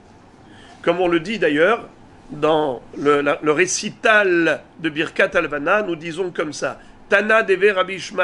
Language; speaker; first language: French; native; French